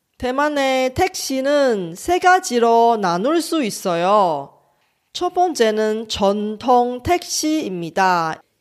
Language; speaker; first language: Korean; non-native, fluent; Chinese